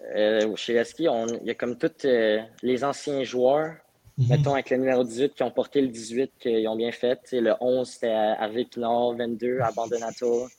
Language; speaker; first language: French; native; French